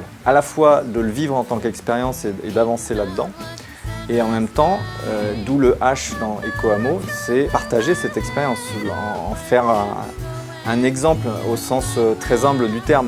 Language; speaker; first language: French; native; French